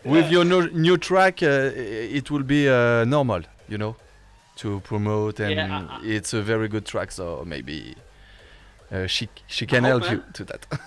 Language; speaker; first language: English; non-native, learner; French